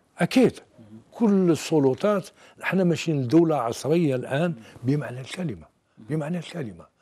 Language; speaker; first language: Arabic; native; Arabic